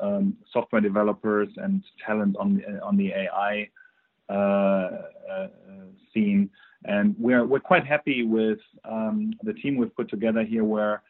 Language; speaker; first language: English; non-native, fluent; German